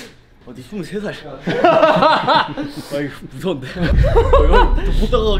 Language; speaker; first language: Korean; native; Korean